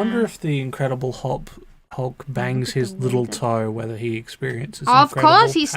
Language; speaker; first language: English; native; English